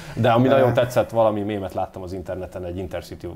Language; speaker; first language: Hungarian; native; Hungarian